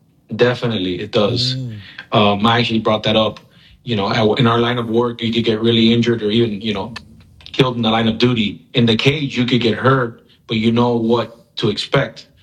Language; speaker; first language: English; early bilingual, other home language; Spanish